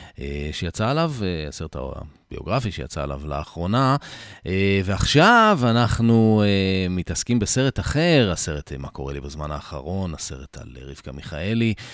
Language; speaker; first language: Hebrew; native; Hebrew